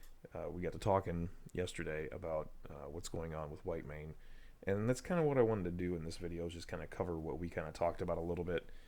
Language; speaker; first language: English; native; English